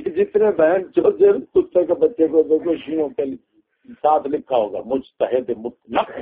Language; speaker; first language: Urdu; non-native, local second language; Punjabi